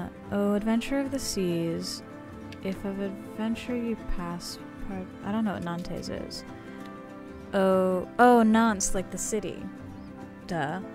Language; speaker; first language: English; native; English